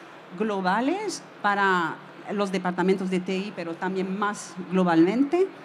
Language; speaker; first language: Spanish; non-native, fluent; French